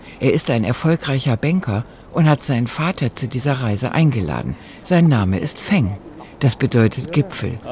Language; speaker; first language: German; native; German